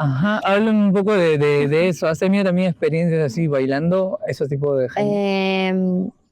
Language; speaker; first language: Spanish; native; Spanish